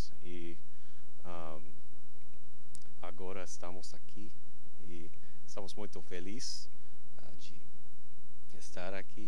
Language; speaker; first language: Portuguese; non-native, learner; English